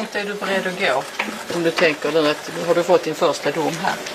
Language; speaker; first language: Swedish; native; Swedish